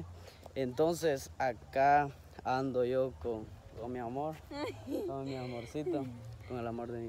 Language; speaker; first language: Spanish; native; Spanish